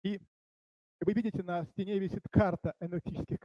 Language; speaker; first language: Czech; non-native, learner; Russian